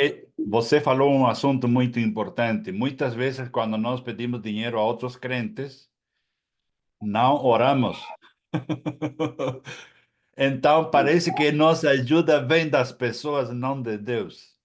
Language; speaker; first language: Portuguese; non-native, fluent; Spanish